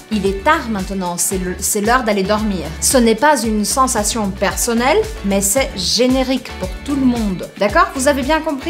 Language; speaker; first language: French; non-native, fluent; Portuguese